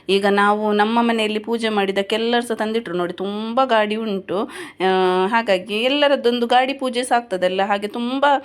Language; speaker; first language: Kannada; non-native, local second language; Tulu